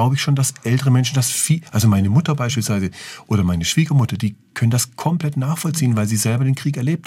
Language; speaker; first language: German; native; German